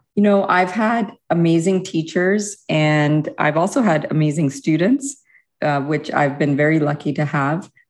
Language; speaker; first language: English; early bilingual, other home language; Hindi